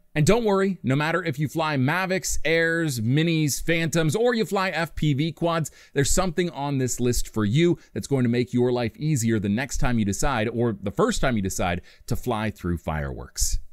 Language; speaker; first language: English; native; English